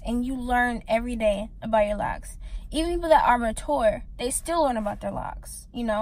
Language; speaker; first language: English; native; English